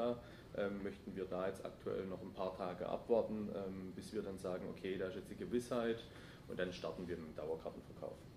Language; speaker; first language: German; native; German